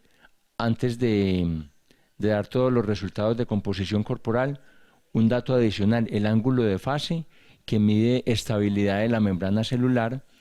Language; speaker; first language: Spanish; native; Spanish